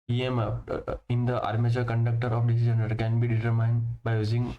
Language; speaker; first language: English; non-native, local second language; Gujarati